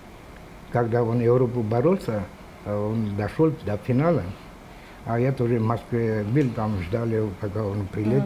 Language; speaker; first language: Russian; non-native, local second language; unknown